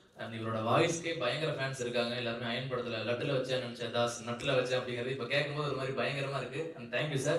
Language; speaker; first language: Tamil; native; Tamil